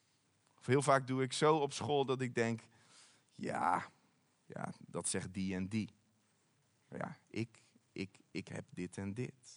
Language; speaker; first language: Dutch; native; Dutch